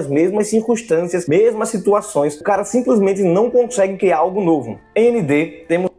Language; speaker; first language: Portuguese; native; Portuguese